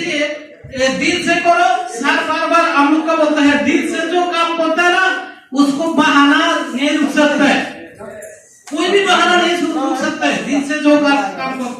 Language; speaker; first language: Hindi; non-native, fluent; Bangla